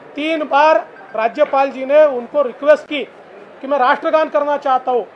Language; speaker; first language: Hindi; non-native, local second language; Marathi